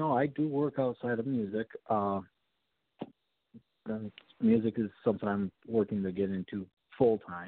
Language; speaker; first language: English; native; English